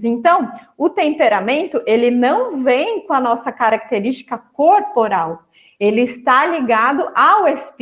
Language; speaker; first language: Portuguese; native; Portuguese